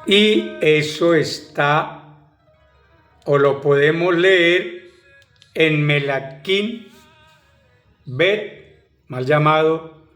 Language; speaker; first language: Spanish; native; Spanish